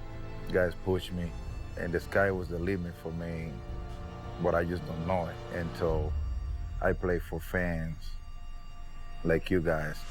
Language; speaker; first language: English; non-native, fluent; Spanish